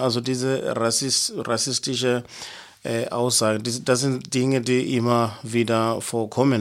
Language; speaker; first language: German; non-native, fluent; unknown